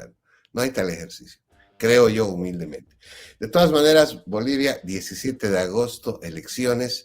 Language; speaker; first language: Spanish; native; Spanish